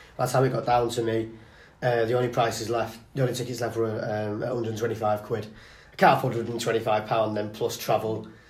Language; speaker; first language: English; native; English